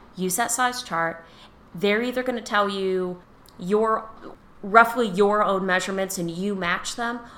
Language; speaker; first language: English; native; English